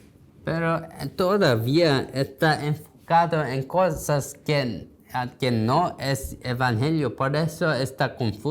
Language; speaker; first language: Spanish; non-native, learner; Korean